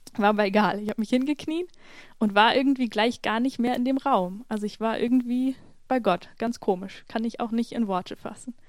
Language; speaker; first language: German; native; German